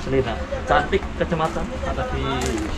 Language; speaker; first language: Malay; non-native, learner; Arabic